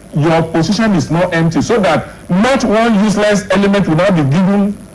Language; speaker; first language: English; non-native, local second language; Yoruba